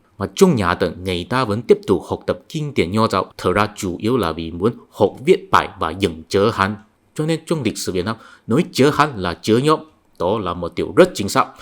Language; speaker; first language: Vietnamese; non-native, fluent; Chinese